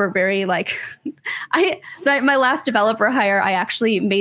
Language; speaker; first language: English; native; English